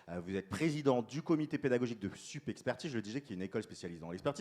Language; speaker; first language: French; native; French